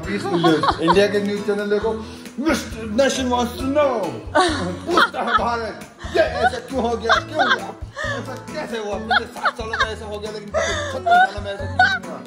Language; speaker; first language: Hindi; native; Hindi